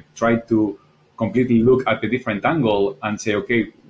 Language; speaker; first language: English; non-native, fluent; Spanish